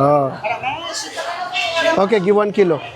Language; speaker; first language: English; non-native, learner; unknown